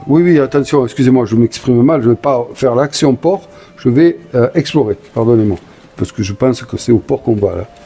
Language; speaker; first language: French; native; French